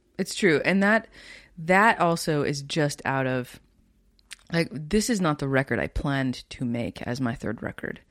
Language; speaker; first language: English; native; English